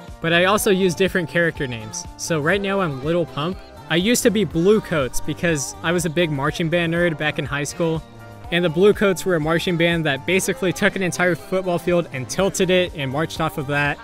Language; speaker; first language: English; native; English